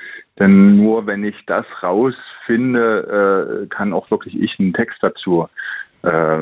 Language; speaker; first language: German; native; German